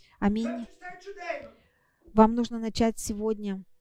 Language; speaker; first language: Russian; non-native, fluent; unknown